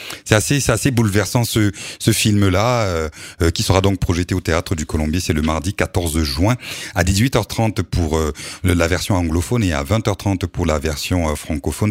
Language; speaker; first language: French; native; French